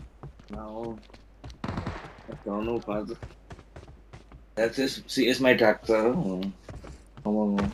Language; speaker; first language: English; non-native, learner; Javanese